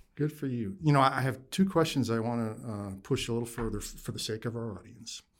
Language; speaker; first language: English; native; English